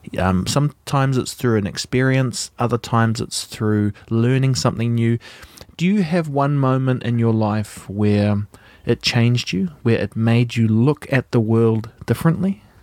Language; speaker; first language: English; native; English